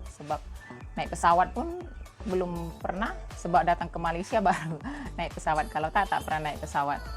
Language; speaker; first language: Indonesian; native; Indonesian